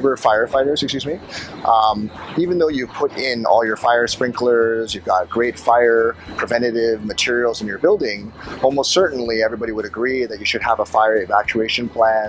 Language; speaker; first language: English; native; English